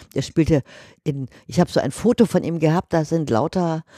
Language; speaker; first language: German; native; German